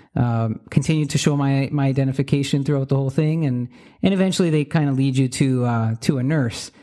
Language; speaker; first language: English; native; English